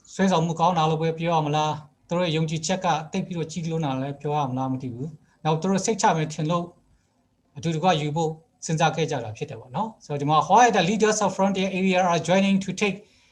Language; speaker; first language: Burmese; non-native, local second language; Kachin